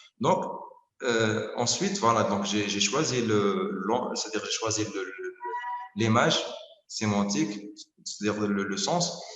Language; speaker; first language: French; non-native, local second language; Arabic